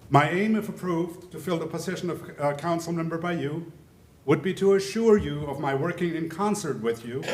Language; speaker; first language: English; early bilingual, other home language; German